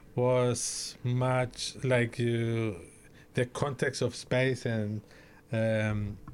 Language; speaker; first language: English; early bilingual, other home language; Greek